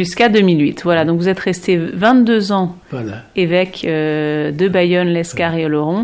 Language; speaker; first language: French; native; French